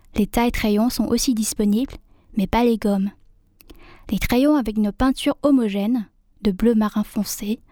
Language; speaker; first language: French; non-native, fluent; Vietnamese